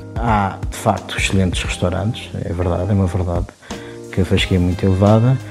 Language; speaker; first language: Portuguese; native; Portuguese